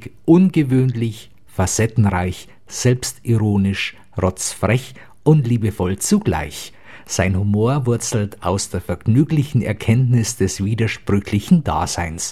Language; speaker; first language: German; native; German